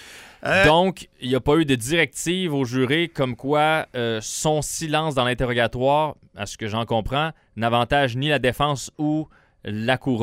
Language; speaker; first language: French; native; French